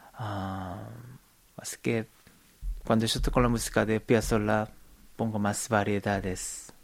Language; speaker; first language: Spanish; non-native, fluent; Korean